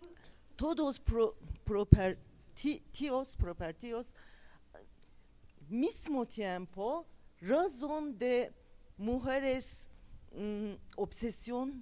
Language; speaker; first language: Spanish; non-native, learner; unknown